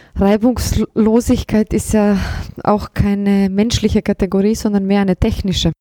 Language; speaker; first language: German; early bilingual, other home language; Bosnian